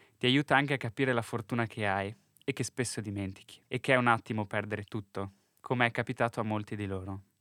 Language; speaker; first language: Italian; native; Italian